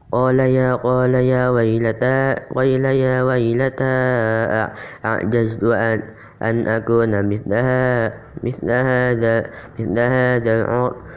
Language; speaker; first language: Arabic; non-native, learner; Indonesian